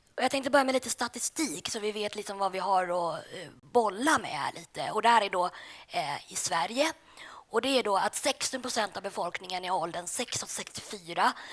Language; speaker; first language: Swedish; native; Swedish